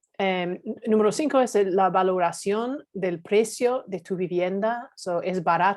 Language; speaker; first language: Spanish; non-native, fluent; English